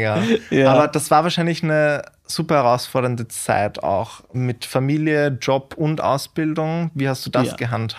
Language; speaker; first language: German; native; German